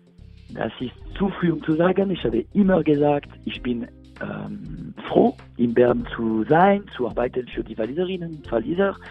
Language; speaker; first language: German; non-native, local second language; French